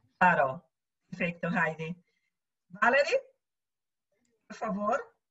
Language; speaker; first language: Spanish; non-native, local second language; Portuguese